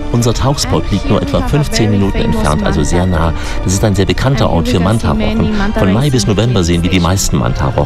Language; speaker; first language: German; native; German